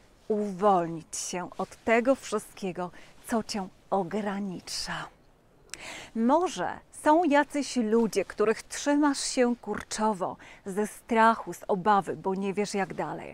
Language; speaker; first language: Polish; native; Polish